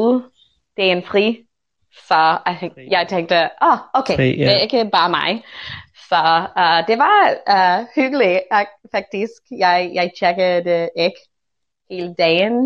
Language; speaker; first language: Danish; non-native, learner; English